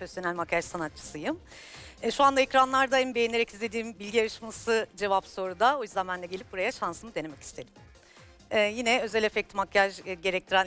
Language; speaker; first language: Turkish; native; Turkish